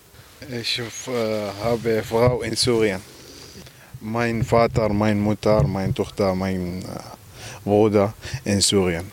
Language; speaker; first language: German; non-native, learner; Arabic